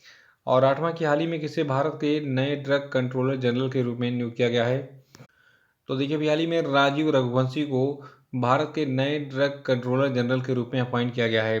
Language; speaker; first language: Hindi; native; Hindi